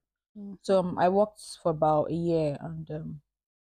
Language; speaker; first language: English; non-native, local second language; Yoruba